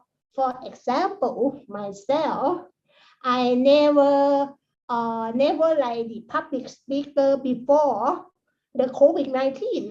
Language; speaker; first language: English; non-native, learner; Thai